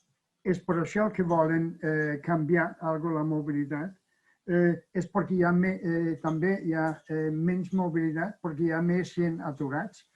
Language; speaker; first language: Catalan; non-native, fluent; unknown